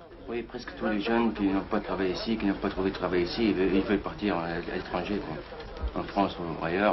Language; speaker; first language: French; non-native, local second language; Arabic